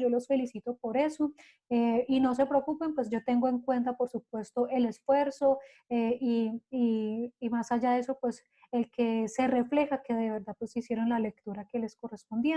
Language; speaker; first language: Spanish; native; Spanish